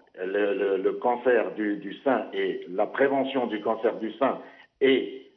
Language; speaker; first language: French; non-native, local second language; Arabic